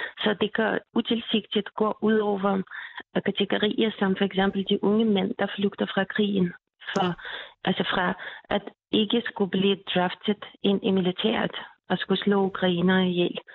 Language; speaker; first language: Danish; non-native, fluent; Russian